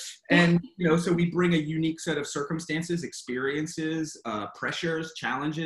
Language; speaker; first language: English; native; English